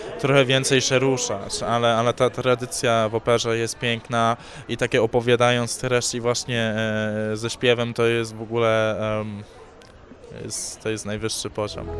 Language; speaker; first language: Polish; early bilingual, heritage; English